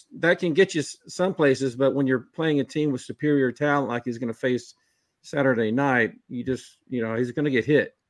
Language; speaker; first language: English; native; English